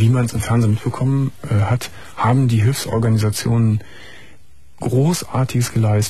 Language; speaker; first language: German; native; German